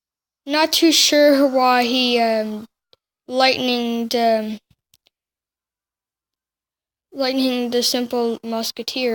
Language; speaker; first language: English; native; English